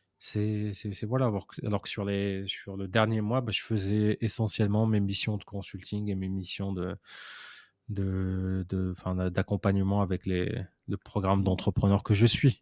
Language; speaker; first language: French; non-native, local second language; Arabic